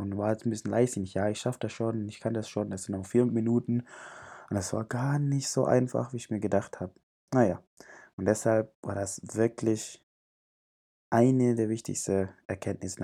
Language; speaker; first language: German; non-native, fluent; Indonesian